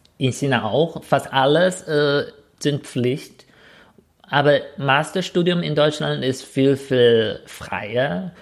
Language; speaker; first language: German; non-native, fluent; Chinese